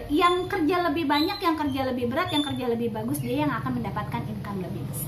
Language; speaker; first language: Indonesian; native; Indonesian